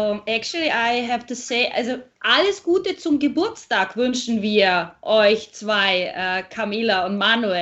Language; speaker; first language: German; non-native, fluent; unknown